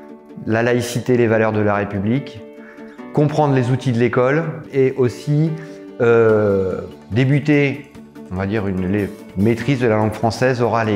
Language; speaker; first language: French; native; French